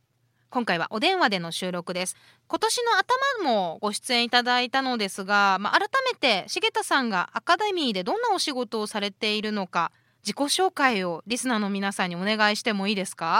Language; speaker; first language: Japanese; native; Japanese